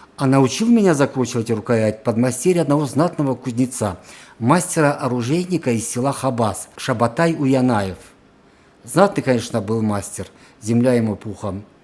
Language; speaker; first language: Russian; non-native, local second language; Karachay-Balkar